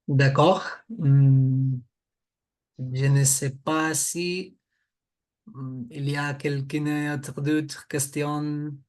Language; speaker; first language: French; non-native, fluent; Catalan